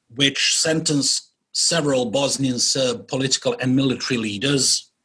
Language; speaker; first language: English; non-native, fluent; Bosnian